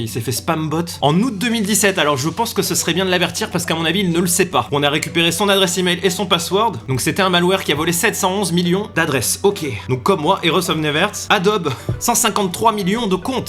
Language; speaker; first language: French; native; French